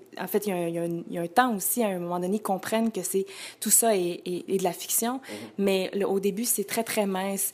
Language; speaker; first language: French; native; French